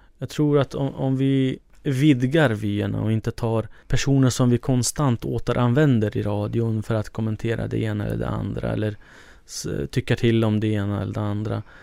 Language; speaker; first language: Swedish; early bilingual, other home language; Kurdish